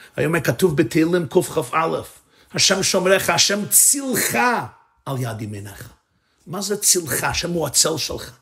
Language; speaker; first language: Hebrew; non-native, fluent; English